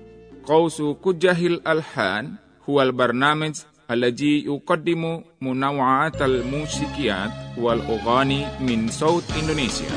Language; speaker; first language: Arabic; non-native, fluent; Indonesian